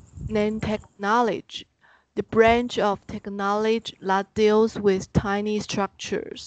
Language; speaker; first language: English; non-native, learner; Chinese